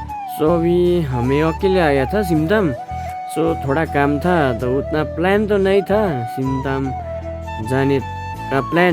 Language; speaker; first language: Hindi; non-native, local second language; Nepali